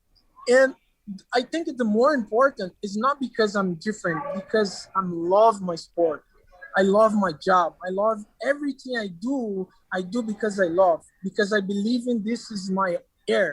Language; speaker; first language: English; non-native, learner; Portuguese